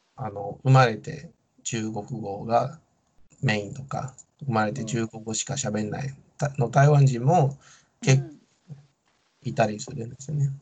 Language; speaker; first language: Japanese; non-native, fluent; Min Nan Chinese